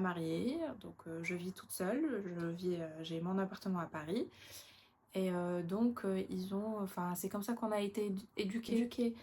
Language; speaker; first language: French; non-native, local second language; Arabic